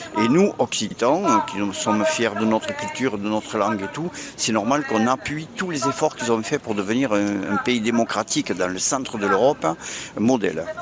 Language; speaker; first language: French; native; French